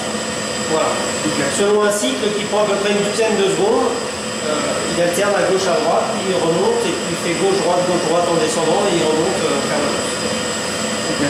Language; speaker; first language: French; native; French